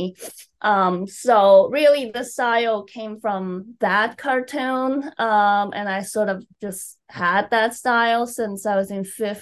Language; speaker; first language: English; non-native, fluent; Chinese